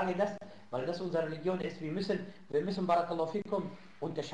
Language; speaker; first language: German; non-native, fluent; Arabic